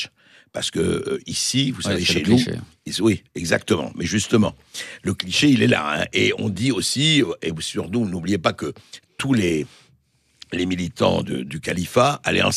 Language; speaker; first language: French; native; French